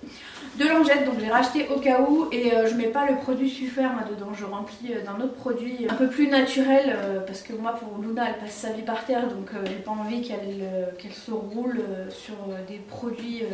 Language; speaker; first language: French; native; French